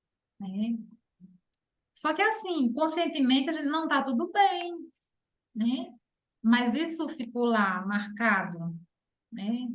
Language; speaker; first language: Portuguese; native; Portuguese